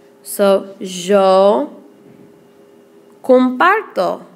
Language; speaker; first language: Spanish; non-native, fluent; English